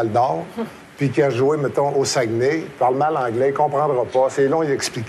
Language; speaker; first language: French; native; French